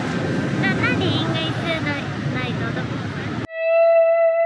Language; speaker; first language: Chinese; non-native, learner; Japanese